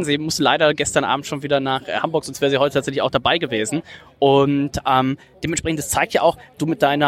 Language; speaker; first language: German; native; German